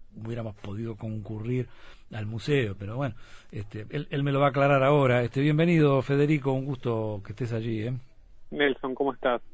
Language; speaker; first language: Spanish; native; Spanish